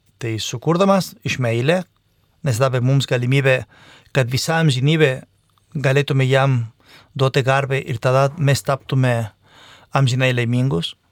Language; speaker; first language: Lithuanian; non-native, fluent; Spanish